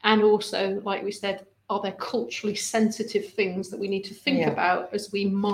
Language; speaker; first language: English; native; English